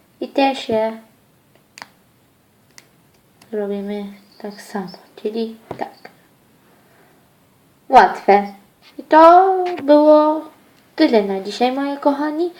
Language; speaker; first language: Polish; early bilingual, other home language; Ukrainian